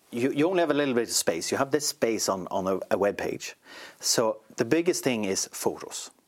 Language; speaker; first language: English; non-native, fluent; Swedish